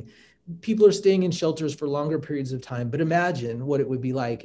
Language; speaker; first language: English; native; English